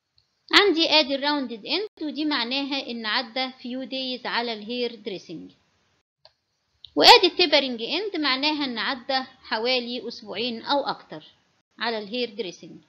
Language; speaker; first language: Arabic; native; Arabic